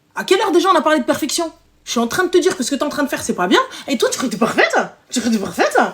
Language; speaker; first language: French; early bilingual, other home language; Arabic